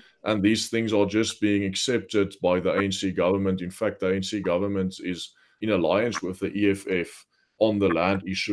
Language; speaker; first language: English; non-native, local second language; Afrikaans